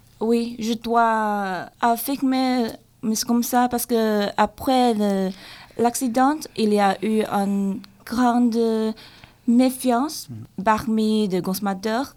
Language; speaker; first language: French; non-native, learner; Chinese